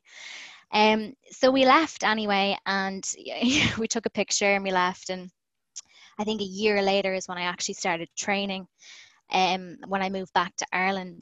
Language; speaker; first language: English; native; English